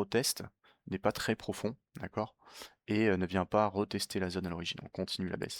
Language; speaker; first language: French; native; French